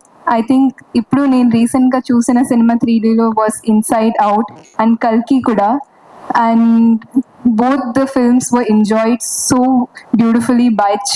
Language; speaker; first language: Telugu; non-native, fluent; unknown